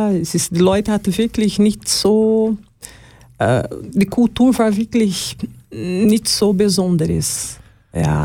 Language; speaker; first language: German; non-native, learner; Portuguese